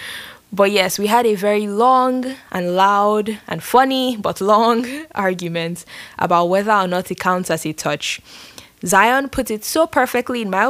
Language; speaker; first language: English; non-native, local second language; Yoruba